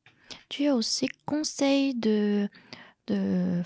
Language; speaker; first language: French; non-native, fluent; Korean